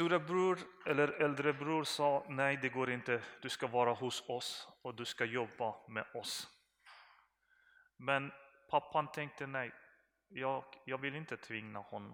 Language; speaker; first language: Swedish; non-native, learner; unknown